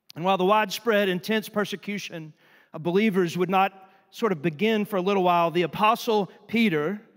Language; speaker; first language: English; native; English